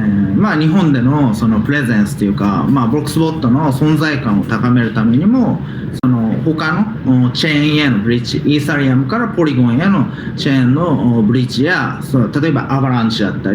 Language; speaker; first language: Japanese; native; Japanese